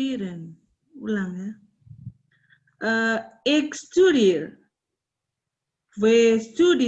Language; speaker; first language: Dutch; non-native, learner; Indonesian